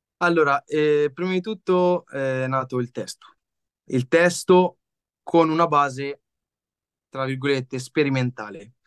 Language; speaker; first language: Italian; native; Italian